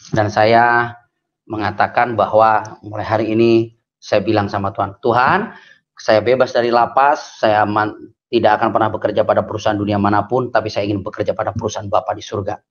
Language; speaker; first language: Indonesian; native; Indonesian